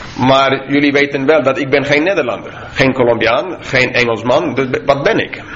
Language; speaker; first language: Dutch; non-native, fluent; English